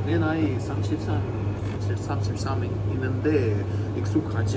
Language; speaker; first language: Korean; non-native, learner; Russian